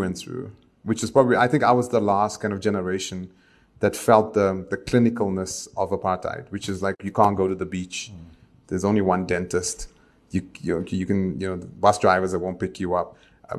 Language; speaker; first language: English; native; English